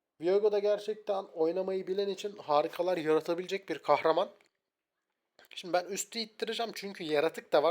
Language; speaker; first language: Turkish; native; Turkish